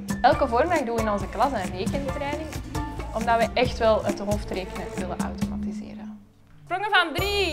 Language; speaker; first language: Dutch; native; Dutch